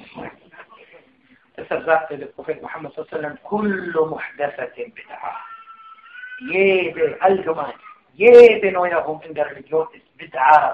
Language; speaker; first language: German; non-native, fluent; Arabic